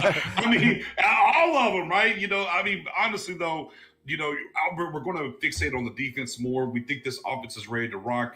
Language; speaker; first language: English; native; English